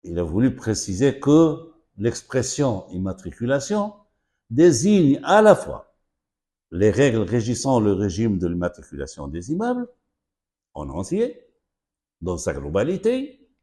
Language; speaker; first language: French; non-native, local second language; Arabic